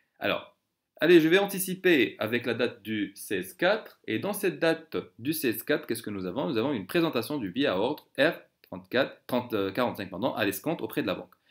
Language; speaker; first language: French; non-native, local second language; Arabic